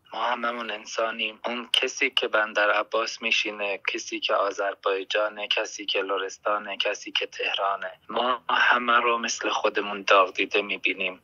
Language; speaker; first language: Persian; non-native, local second language; Kurdish